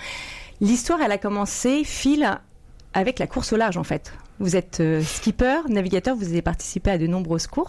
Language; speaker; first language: French; native; French